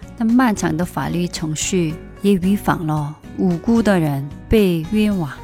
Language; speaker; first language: Chinese; non-native, fluent; Korean